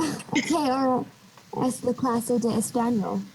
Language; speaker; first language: Spanish; non-native, learner; English